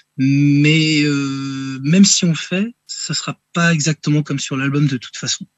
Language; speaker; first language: French; native; French